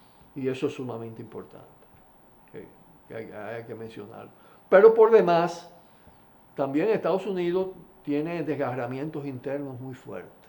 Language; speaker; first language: Spanish; native; Spanish